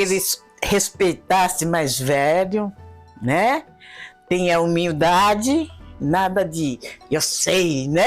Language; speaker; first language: Portuguese; non-native, fluent; Japanese